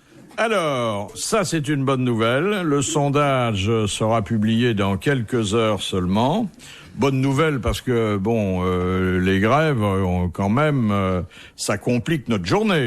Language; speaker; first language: French; native; French